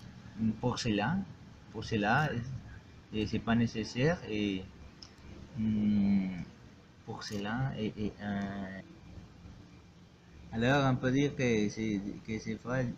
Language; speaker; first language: French; non-native, learner; Spanish